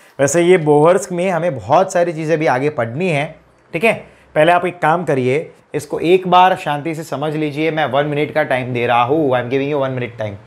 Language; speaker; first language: Hindi; non-native, local second language; Gujarati